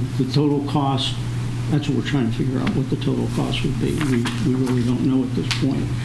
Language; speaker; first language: English; native; English